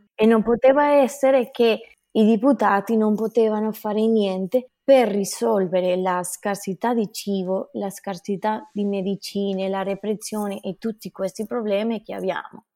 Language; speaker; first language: Italian; non-native, fluent; Spanish